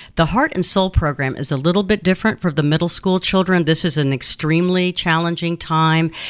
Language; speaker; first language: English; early bilingual, other home language; Spanish